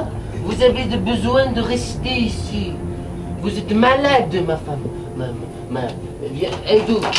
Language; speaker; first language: French; non-native, learner; English